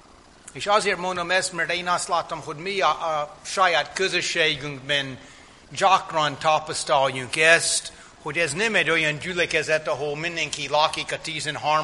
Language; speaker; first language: Hungarian; non-native, fluent; English